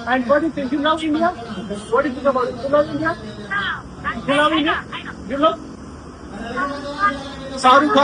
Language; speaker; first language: English; non-native, local second language; Hindi